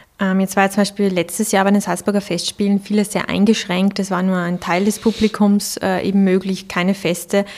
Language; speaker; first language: German; native; German